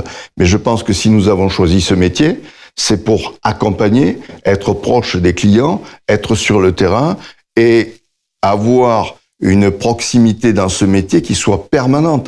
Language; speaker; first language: French; native; French